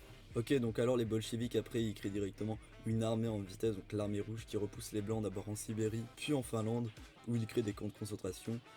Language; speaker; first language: French; native; French